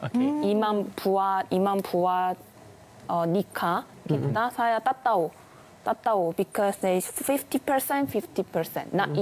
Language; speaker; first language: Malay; non-native, learner; Korean